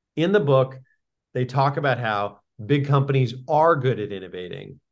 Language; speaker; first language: English; native; English